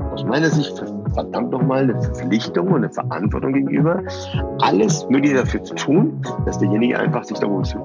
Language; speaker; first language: German; early bilingual, other home language; Persian